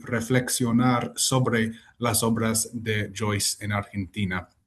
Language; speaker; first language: Spanish; non-native, fluent; English